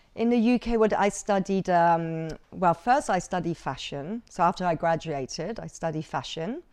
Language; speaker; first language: English; early bilingual, other home language; Cantonese